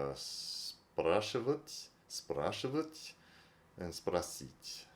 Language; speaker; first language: Russian; non-native, learner; English